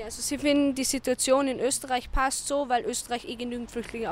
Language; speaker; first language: German; native; German